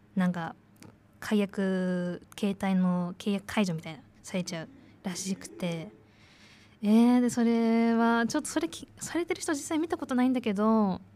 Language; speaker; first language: Japanese; native; Japanese